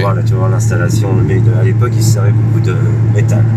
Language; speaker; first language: French; native; French